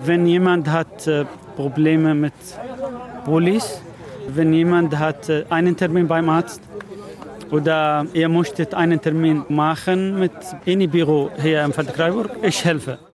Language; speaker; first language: German; non-native, learner; Arabic